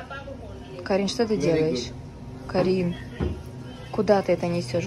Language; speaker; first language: Russian; native; Russian